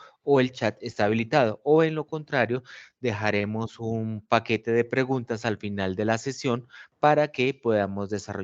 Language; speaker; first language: Spanish; native; Spanish